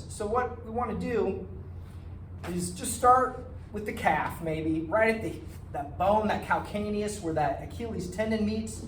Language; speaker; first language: English; native; English